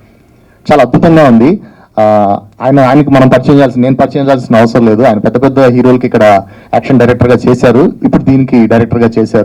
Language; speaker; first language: Telugu; native; Telugu